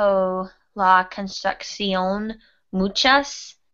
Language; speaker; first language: Spanish; non-native, learner; English